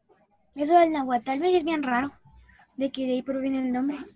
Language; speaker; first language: Spanish; native; Spanish